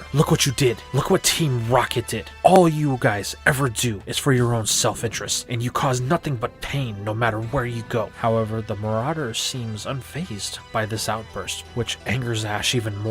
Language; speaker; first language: English; native; English